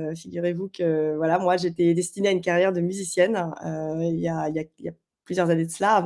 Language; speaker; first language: French; early bilingual, other home language; Chinese